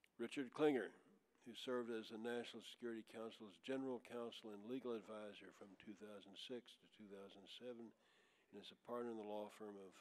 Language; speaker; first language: English; native; English